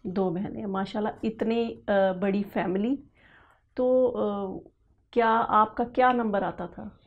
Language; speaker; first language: Urdu; native; Urdu